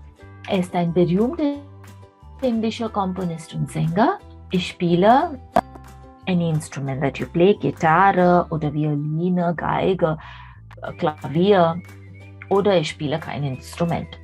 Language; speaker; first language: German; non-native, fluent; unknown